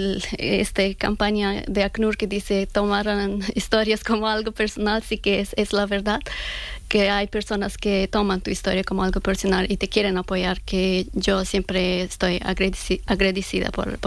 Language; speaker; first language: Spanish; non-native, fluent; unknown